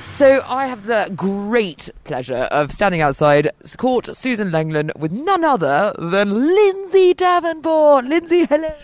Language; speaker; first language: English; native; English